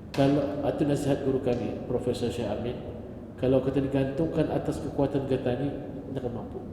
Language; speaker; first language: Malay; native; Malay